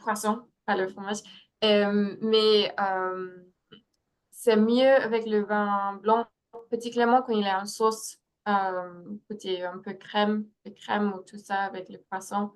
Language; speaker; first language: French; non-native, fluent; English